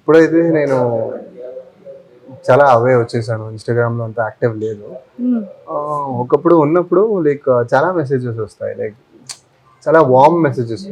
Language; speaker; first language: Telugu; non-native, fluent; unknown